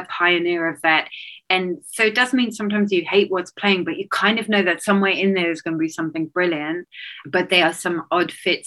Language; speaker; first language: English; native; English